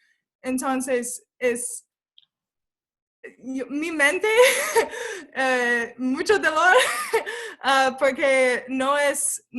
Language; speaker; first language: Spanish; non-native, learner; English